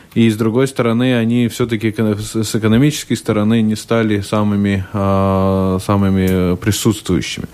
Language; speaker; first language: Russian; non-native, local second language; Latvian